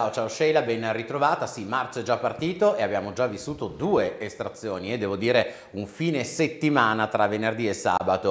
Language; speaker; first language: Italian; native; Italian